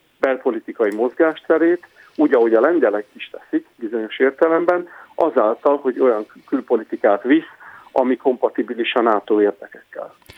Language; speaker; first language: Hungarian; non-native, fluent; Italian